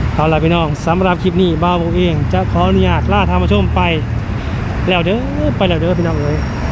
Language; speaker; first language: Thai; non-native, fluent; Lao